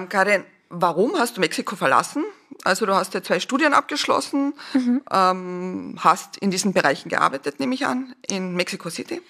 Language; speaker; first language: German; native; German